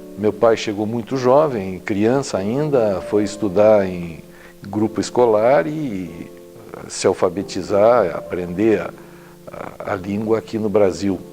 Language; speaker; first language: Portuguese; native; Portuguese